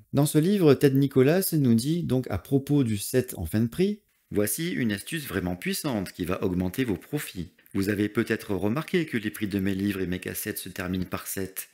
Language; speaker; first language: French; native; French